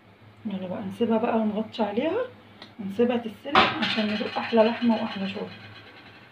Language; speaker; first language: Arabic; native; Arabic